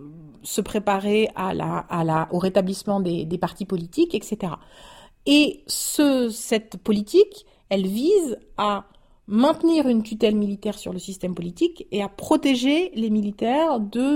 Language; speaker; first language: French; native; French